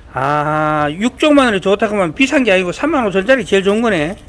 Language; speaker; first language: Korean; native; Korean